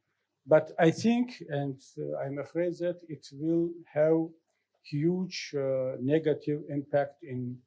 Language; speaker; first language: English; non-native, learner; Tajik